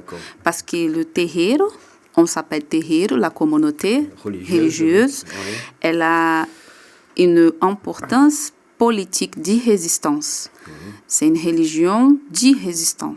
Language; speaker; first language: French; non-native, learner; Portuguese